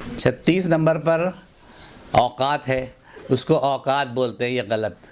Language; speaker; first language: Hindi; native; Hindi